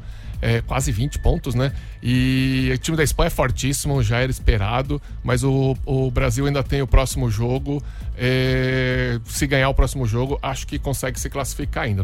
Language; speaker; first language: Portuguese; native; Portuguese